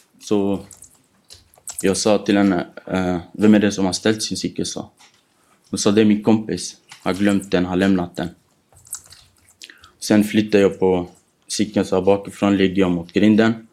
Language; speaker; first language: Swedish; non-native, fluent; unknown